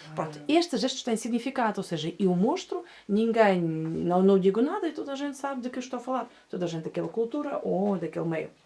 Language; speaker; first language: Portuguese; non-native, fluent; Russian